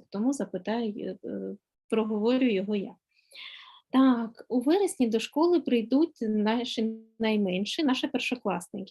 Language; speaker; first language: Ukrainian; native; Ukrainian